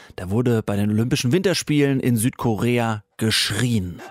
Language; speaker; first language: German; native; German